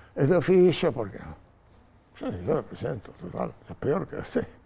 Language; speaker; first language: Spanish; non-native, fluent; Polish